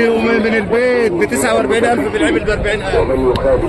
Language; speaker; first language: Arabic; native; Arabic